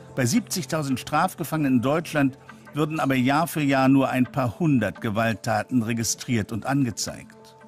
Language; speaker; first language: German; native; German